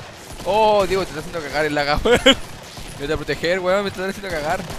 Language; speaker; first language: Spanish; native; Spanish